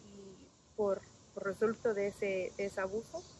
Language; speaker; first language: Spanish; non-native, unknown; English